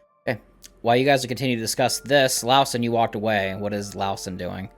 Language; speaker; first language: English; native; English